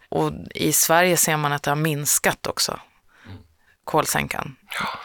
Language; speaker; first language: Swedish; native; Swedish